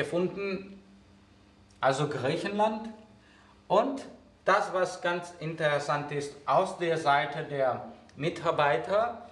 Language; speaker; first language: German; non-native, fluent; Greek